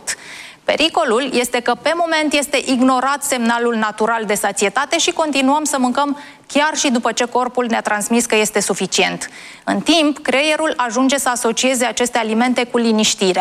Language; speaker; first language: Romanian; native; Romanian